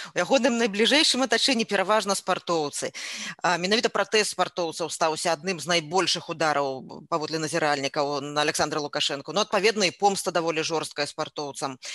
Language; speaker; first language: Belarusian; native; Belarusian